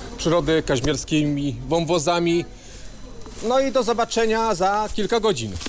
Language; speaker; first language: Polish; native; Polish